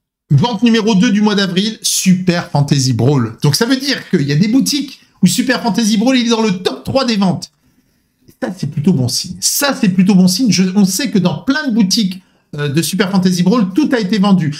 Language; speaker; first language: French; native; French